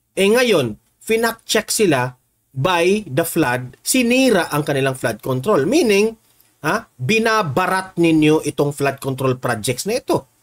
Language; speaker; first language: Filipino; non-native, local second language; Cebuano